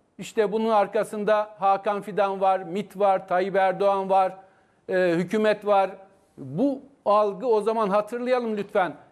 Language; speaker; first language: Turkish; native; Turkish